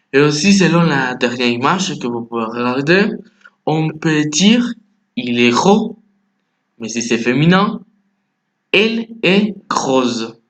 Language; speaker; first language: French; non-native, fluent; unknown